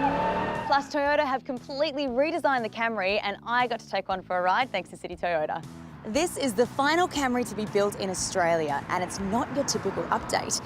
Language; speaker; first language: English; native; English